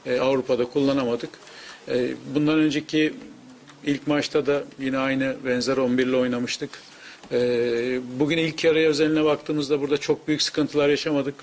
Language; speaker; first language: Turkish; native; Turkish